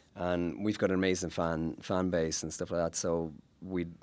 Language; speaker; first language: English; native; English